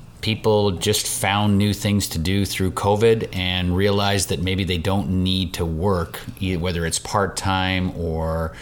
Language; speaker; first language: English; native; English